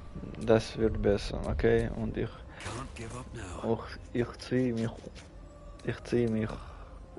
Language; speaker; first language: German; non-native, learner; Russian